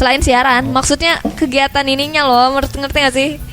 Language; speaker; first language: Indonesian; native; Indonesian